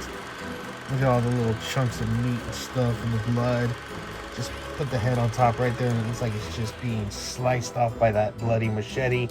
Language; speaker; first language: English; native; English